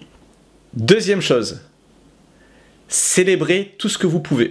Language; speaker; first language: French; native; French